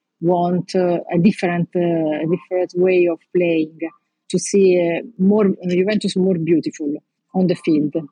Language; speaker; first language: English; non-native, learner; Italian